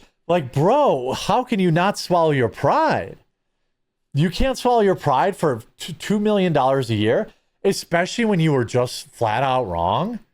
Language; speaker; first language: English; native; English